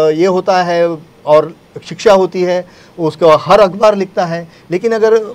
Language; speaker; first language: Hindi; native; Hindi